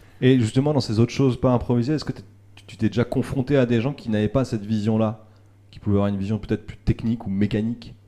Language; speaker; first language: French; native; French